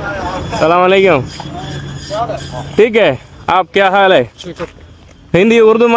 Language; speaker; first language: Hindi; non-native, learner; Malayalam